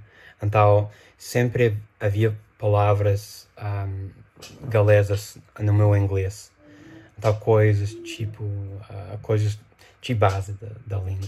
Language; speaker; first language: Portuguese; non-native, fluent; English